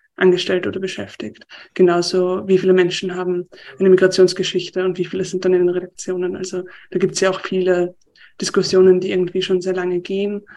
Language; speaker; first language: German; native; German